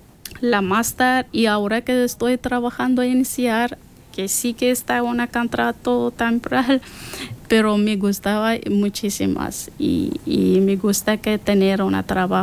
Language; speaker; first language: Spanish; non-native, learner; Persian